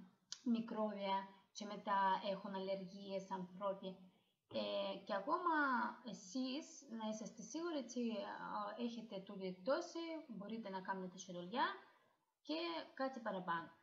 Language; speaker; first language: Greek; non-native, learner; Russian